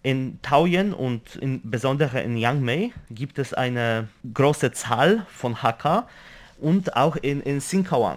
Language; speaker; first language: German; non-native, fluent; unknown